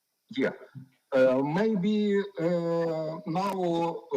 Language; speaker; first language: English; non-native, learner; Ukrainian